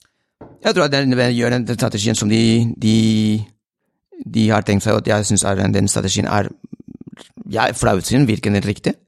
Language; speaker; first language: Norwegian; non-native, fluent; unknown